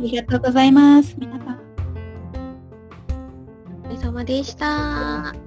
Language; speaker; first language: Japanese; non-native, learner; Malay